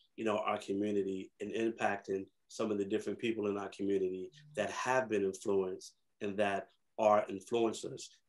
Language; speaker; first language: English; native; English